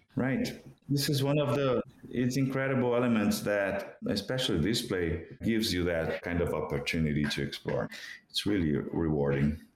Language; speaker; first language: English; non-native, fluent; Portuguese